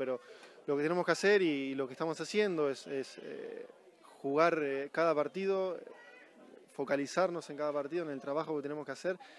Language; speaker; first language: Spanish; native; Spanish